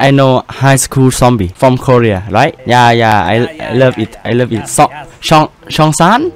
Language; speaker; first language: English; non-native, learner; Thai